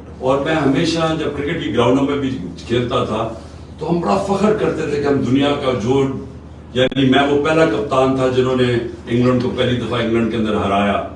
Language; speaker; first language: Urdu; native; Urdu